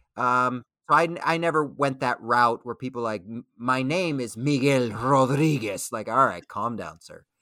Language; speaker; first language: English; early bilingual, other home language; Spanish